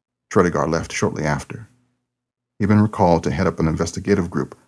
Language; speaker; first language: English; native; English